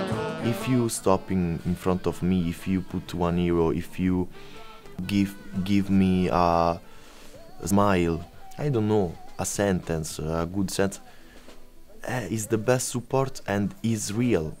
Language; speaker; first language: English; non-native, learner; Italian